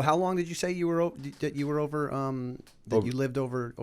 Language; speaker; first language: English; native; English